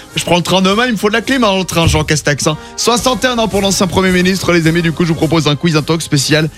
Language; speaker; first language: French; native; French